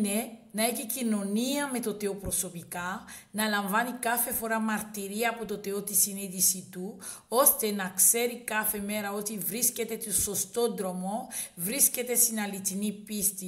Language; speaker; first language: Greek; non-native, learner; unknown